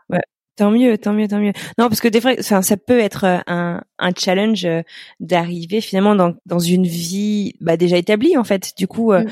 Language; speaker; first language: French; native; French